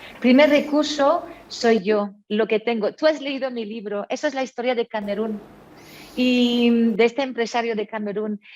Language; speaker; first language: Spanish; non-native, fluent; French